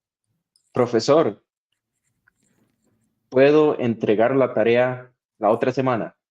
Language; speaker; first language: Spanish; non-native, learner; English